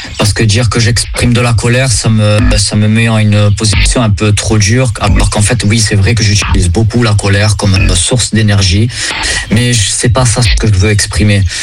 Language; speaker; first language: French; early bilingual, heritage; Italian